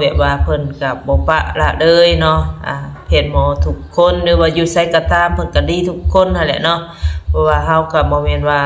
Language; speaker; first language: Thai; non-native, local second language; Lao